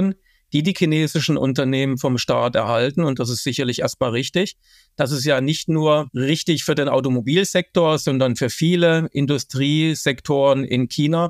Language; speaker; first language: German; native; German